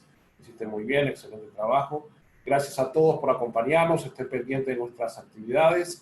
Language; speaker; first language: Spanish; native; Spanish